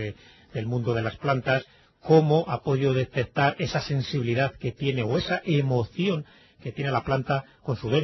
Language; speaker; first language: Spanish; native; Spanish